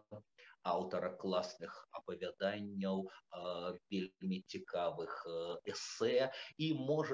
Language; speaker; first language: Polish; non-native, learner; Belarusian